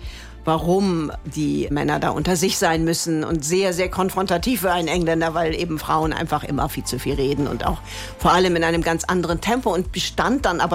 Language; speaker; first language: German; native; German